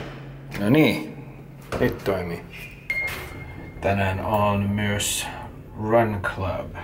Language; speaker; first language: Finnish; non-native, learner; English